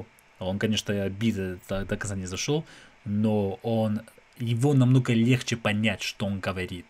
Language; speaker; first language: Russian; non-native, fluent; English